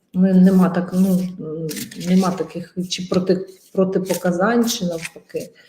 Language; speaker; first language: Ukrainian; non-native, local second language; Russian